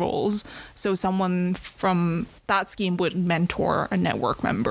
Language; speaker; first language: English; non-native, local second language; Cantonese